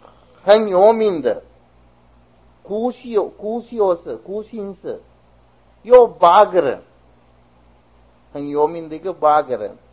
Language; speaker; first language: Chinese; non-native, fluent; Sinhala